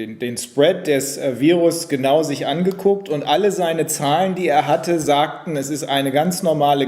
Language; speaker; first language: German; native; German